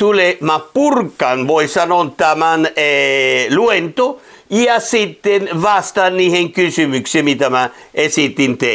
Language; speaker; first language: Finnish; non-native, fluent; Spanish